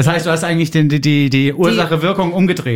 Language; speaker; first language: German; native; German